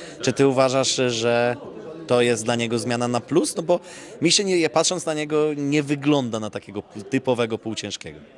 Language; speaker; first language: Polish; native; Polish